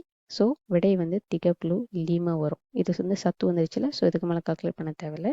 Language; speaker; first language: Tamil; native; Tamil